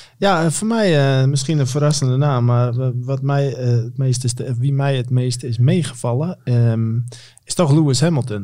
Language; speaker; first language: Dutch; native; Dutch